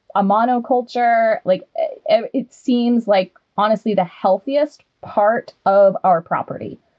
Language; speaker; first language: English; native; English